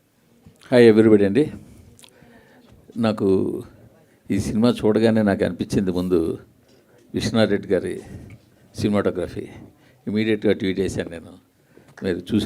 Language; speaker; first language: Telugu; native; Telugu